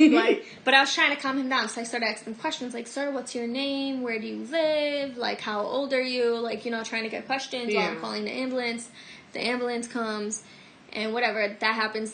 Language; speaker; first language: English; non-native, fluent; Albanian